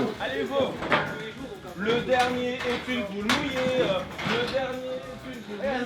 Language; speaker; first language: French; native; French